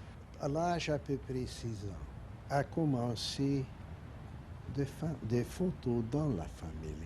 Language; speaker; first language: French; non-native, learner; Hungarian